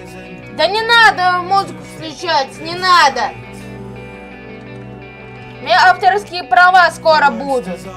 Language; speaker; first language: Russian; native; Russian